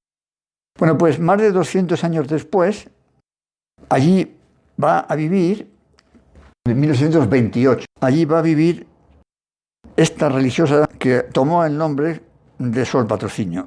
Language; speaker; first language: Spanish; native; Spanish